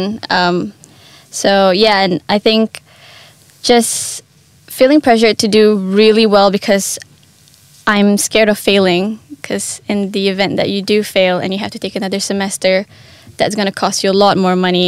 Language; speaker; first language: English; non-native, local second language; Malay